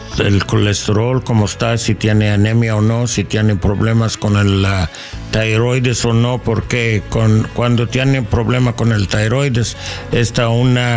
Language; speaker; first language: Spanish; non-native, learner; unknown